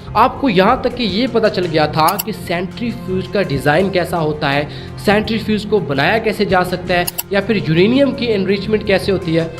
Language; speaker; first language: Urdu; non-native, local second language; Sindhi